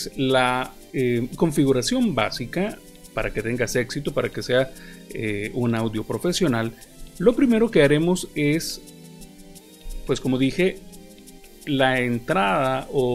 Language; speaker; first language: Spanish; native; Spanish